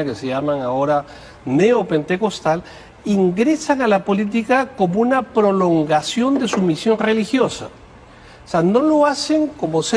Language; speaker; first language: Spanish; native; Spanish